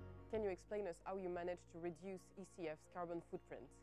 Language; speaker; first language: English; non-native, fluent; French